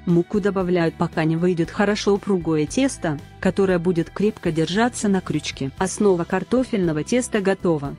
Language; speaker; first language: Russian; native; Russian